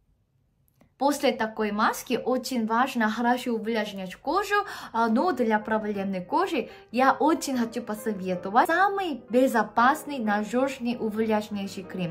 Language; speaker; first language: Russian; non-native, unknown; Korean